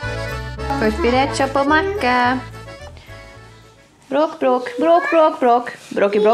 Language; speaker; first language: Swedish; native; Swedish